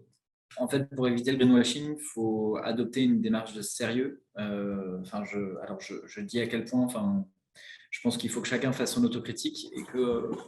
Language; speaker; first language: French; native; French